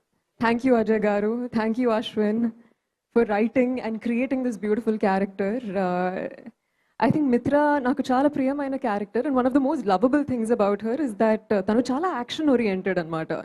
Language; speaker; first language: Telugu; early bilingual, heritage; Telugu